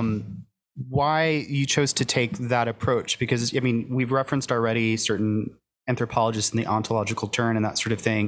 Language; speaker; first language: English; native; English